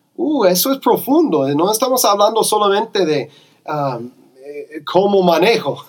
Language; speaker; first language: Spanish; non-native, fluent; English